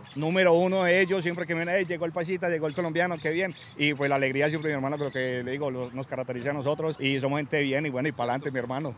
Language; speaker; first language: Spanish; native; Spanish